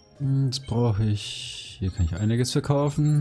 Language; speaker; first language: German; native; German